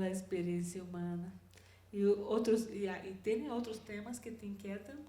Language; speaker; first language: Spanish; non-native, learner; Portuguese